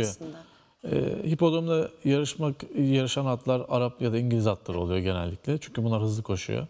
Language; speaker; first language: Turkish; native; Turkish